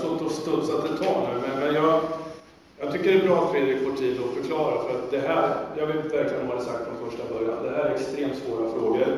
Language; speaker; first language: Swedish; native; Swedish